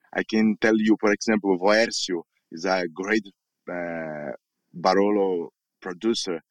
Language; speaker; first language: English; non-native, learner; Portuguese